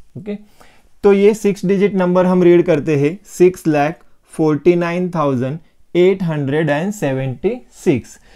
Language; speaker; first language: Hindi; non-native, local second language; Marathi